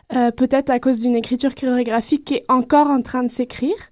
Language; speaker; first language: French; native; French